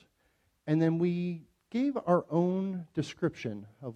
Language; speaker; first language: English; native; English